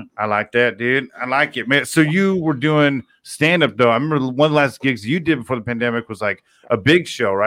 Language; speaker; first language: English; native; English